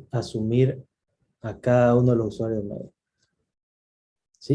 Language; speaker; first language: Spanish; native; Spanish